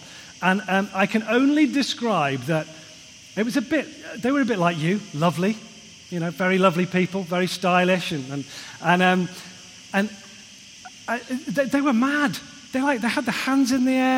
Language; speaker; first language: English; native; English